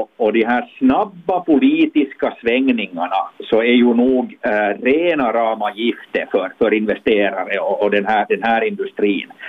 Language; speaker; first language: Swedish; native; Swedish